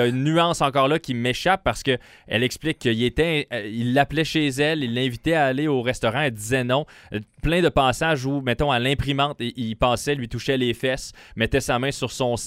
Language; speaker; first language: French; native; French